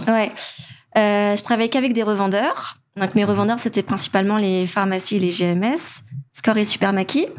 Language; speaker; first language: French; non-native, local second language; Malagasy